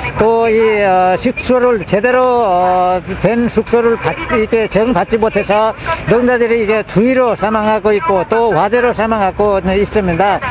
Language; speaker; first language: Korean; non-native, fluent; Nepali